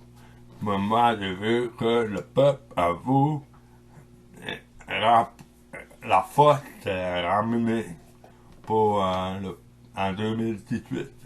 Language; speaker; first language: French; non-native, local second language; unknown